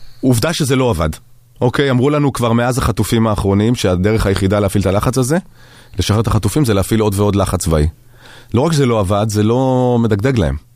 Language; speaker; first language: Hebrew; native; Hebrew